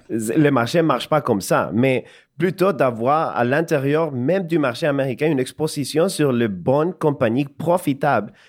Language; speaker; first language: French; non-native, fluent; Spanish